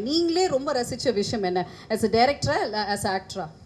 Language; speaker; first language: Tamil; native; Tamil